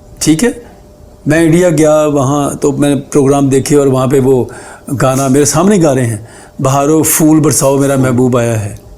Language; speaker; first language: Urdu; native; Urdu